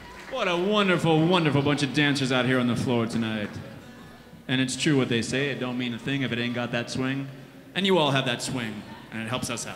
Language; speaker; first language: English; native; English